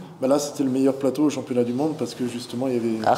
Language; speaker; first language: French; native; French